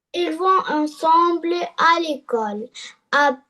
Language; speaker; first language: French; non-native, learner; Arabic